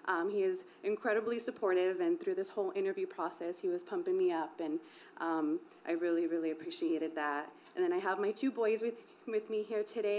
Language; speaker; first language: English; early bilingual, other home language; Spanish